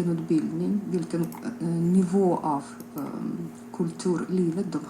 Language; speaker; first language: Swedish; non-native, fluent; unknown